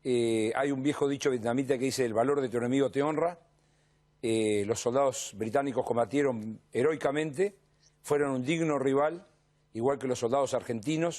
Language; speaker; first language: Spanish; native; Spanish